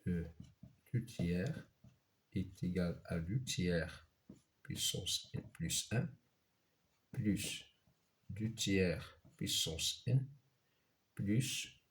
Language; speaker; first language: French; non-native, local second language; Arabic